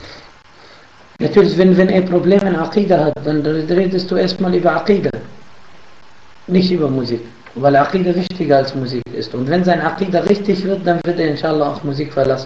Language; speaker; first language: German; non-native, fluent; Arabic